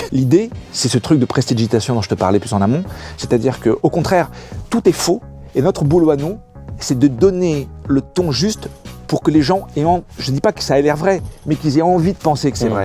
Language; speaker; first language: French; native; French